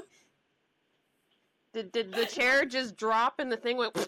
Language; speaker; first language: English; native; English